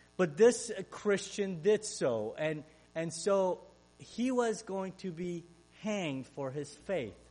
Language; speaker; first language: English; non-native, fluent; Romanian